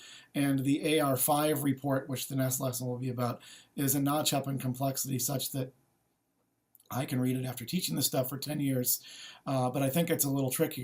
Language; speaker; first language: English; native; English